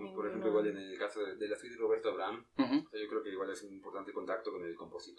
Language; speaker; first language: Spanish; native; Spanish